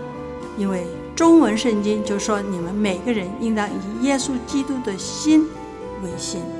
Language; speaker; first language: Chinese; native; Chinese